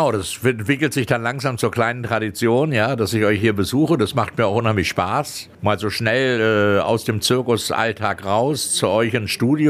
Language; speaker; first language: German; native; German